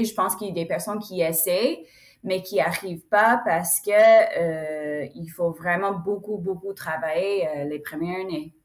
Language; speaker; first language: French; non-native, fluent; English